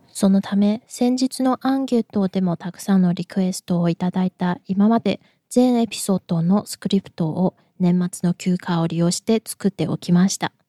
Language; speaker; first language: Japanese; non-native, fluent; Chinese